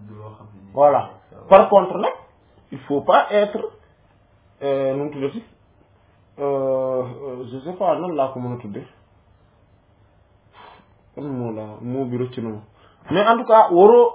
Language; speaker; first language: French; non-native, local second language; Wolof